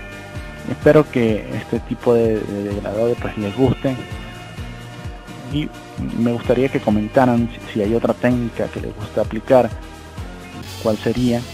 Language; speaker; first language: Spanish; native; Spanish